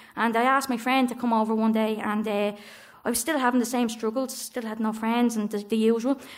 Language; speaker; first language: English; native; English